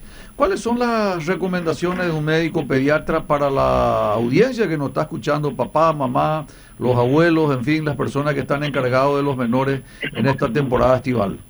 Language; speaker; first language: Spanish; native; Spanish